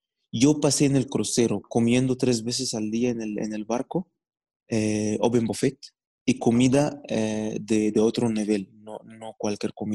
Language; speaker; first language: Spanish; non-native, fluent; Arabic